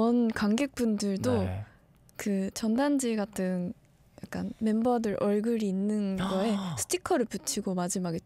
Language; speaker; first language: Korean; non-native, fluent; Japanese